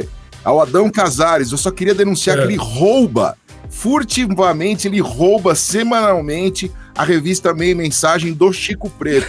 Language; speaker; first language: Portuguese; native; Portuguese